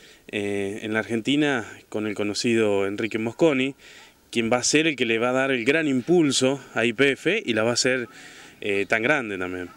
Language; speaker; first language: Spanish; native; Spanish